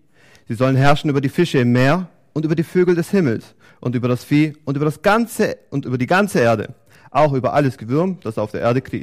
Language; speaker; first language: German; native; German